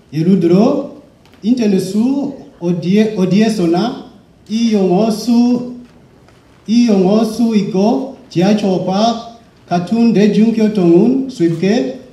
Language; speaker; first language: Korean; non-native, learner; Shona